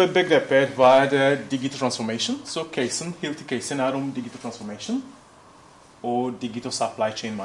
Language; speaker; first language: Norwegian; non-native, fluent; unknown